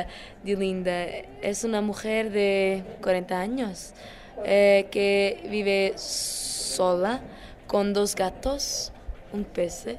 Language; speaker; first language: Spanish; non-native, learner; Portuguese